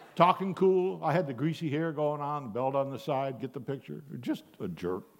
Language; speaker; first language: English; native; English